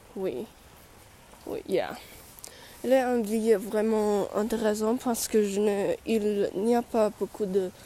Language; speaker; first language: French; non-native, learner; English